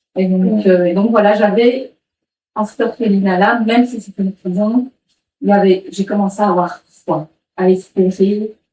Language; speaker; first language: French; early bilingual, other home language; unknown